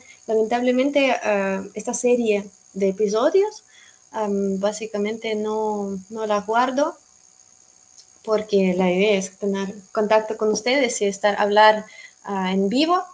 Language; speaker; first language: Spanish; non-native, fluent; Russian